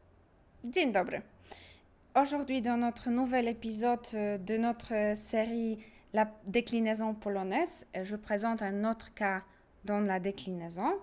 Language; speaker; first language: French; non-native, fluent; Polish